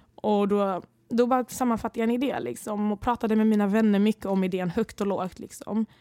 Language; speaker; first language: Swedish; early bilingual, other home language; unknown